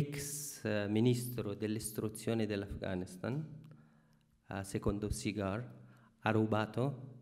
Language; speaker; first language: Italian; non-native, fluent; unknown